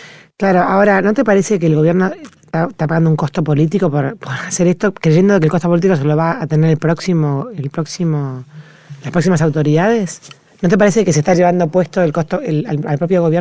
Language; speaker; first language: Spanish; native; Spanish